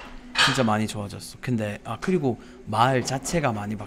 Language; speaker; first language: Korean; non-native, fluent; English